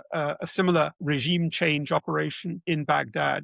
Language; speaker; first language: English; native; English